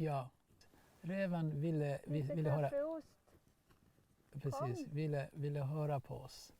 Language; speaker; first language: Swedish; non-native, fluent; Baluchi